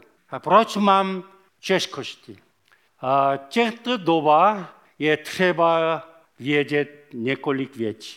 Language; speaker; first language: Czech; non-native, fluent; Korean